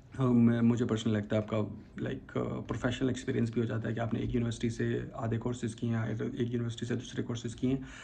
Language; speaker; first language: Urdu; native; Urdu